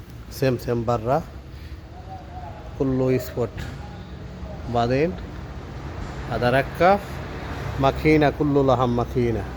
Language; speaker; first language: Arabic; non-native, learner; Bangla